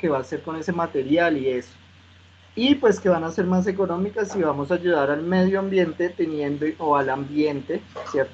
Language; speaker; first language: Spanish; native; Spanish